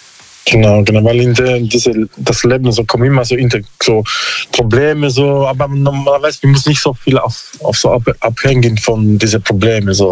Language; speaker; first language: German; non-native, learner; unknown